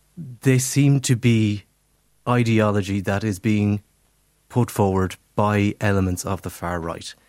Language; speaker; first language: English; native; English